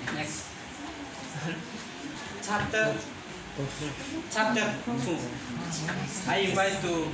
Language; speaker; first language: English; non-native, learner; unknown